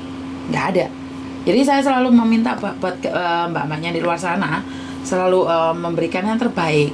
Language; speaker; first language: Indonesian; non-native, local second language; Javanese